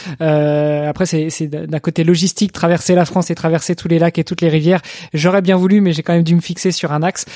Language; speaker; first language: French; native; French